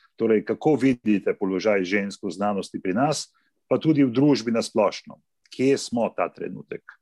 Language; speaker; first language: Slovenian; native; Slovenian